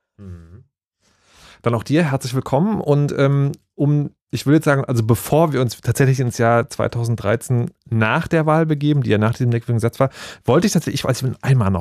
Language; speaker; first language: German; native; German